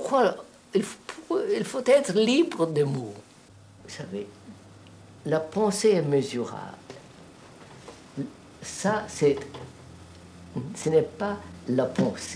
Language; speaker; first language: French; non-native, fluent; Telugu